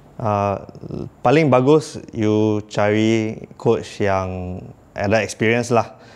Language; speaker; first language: Malay; non-native, local second language; Chinese